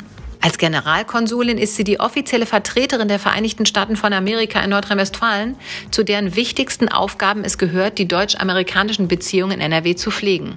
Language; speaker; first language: German; native; German